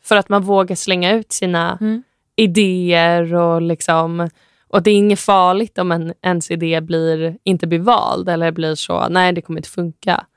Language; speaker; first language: Swedish; native; Swedish